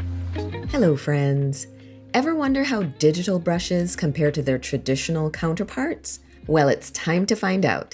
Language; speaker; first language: English; native; English